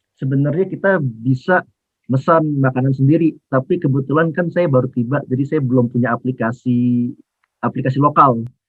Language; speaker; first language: Indonesian; native; Indonesian